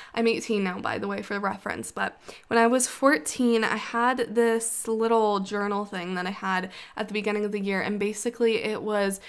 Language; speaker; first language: English; native; English